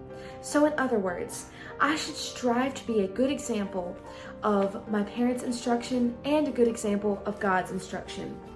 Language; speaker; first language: English; native; English